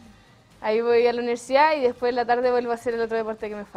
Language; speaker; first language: Spanish; native; Spanish